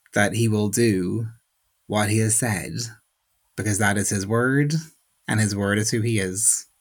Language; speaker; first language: English; native; English